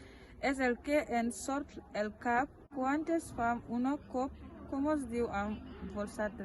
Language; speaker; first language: Catalan; non-native, learner; Mandingo